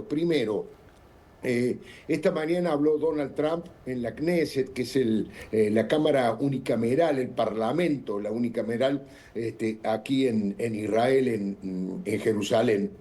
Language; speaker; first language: Spanish; native; Spanish